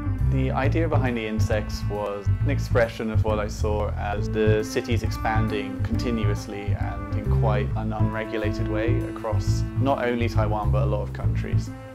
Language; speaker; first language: English; native; English